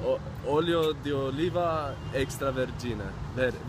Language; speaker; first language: Italian; non-native, learner; Swedish